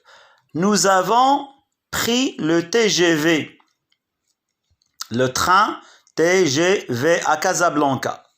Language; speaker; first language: French; non-native, local second language; Arabic